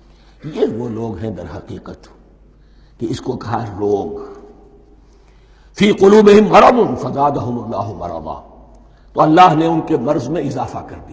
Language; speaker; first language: Urdu; native; Urdu